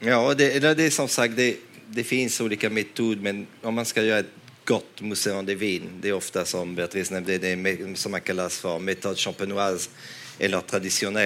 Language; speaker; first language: Swedish; non-native, fluent; French